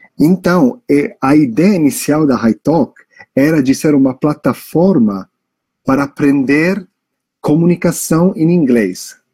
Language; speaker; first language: Portuguese; non-native, fluent; English